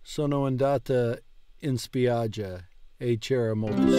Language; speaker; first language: Italian; non-native, learner; English